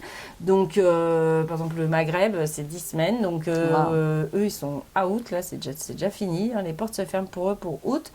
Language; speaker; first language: French; native; French